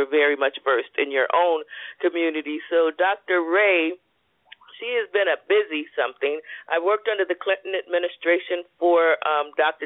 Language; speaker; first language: English; native; English